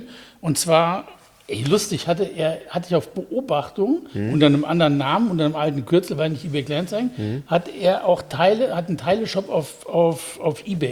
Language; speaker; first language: German; native; German